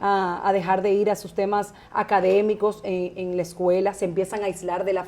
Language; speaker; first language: Spanish; native; Spanish